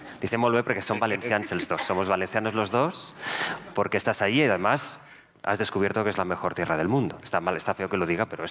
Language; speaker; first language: Spanish; native; Spanish